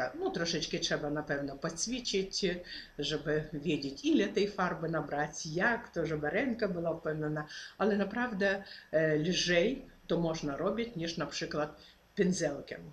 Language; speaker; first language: Polish; non-native, fluent; Ukrainian